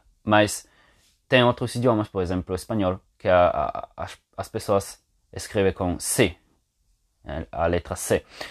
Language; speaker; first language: Portuguese; non-native, fluent; Italian